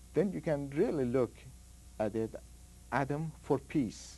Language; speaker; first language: English; non-native, fluent; Persian